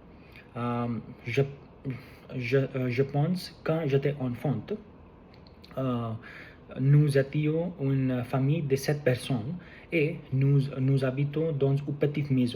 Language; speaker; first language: French; non-native, learner; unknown